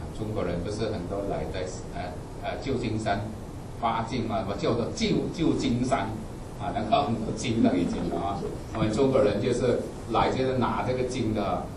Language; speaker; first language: Chinese; non-native, fluent; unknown